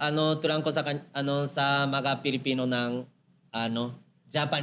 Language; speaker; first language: Filipino; non-native, learner; Japanese